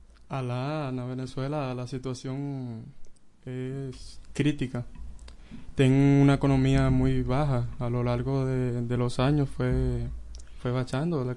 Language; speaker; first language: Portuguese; non-native, learner; Spanish